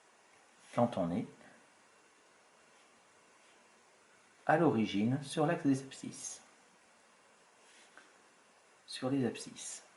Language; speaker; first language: French; native; French